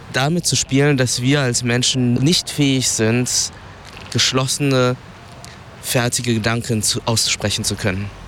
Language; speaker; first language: German; early bilingual, other home language; Vietnamese